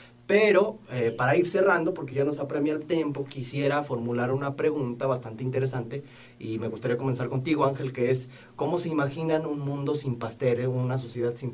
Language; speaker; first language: Spanish; native; Spanish